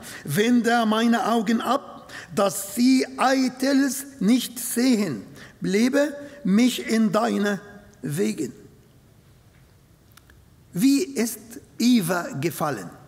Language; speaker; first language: German; non-native, fluent; Arabic